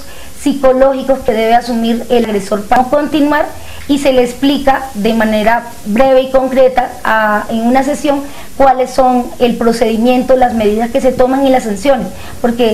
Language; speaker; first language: Spanish; native; Spanish